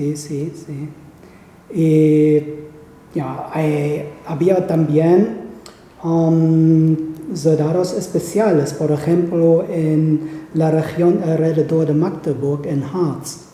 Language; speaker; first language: Spanish; non-native, fluent; German